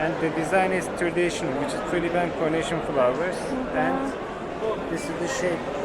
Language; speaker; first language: English; non-native, learner; Turkish